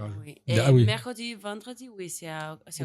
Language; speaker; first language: French; non-native, learner; Spanish